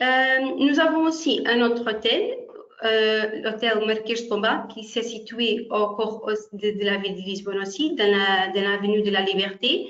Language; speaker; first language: French; non-native, fluent; Portuguese